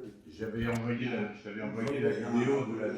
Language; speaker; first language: French; native; French